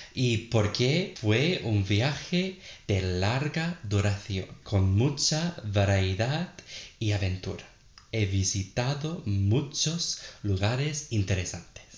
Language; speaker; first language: Spanish; non-native, learner; English